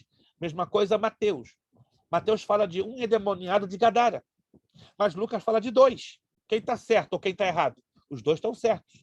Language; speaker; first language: Portuguese; native; Portuguese